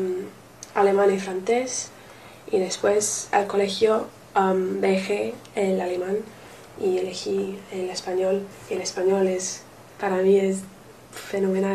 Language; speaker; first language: Spanish; non-native, learner; English